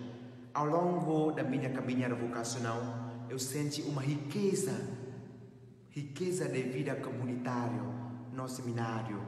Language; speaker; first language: Portuguese; non-native, fluent; Vietnamese